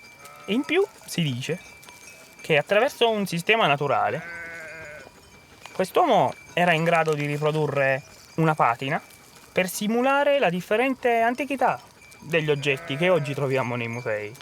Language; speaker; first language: Italian; native; Italian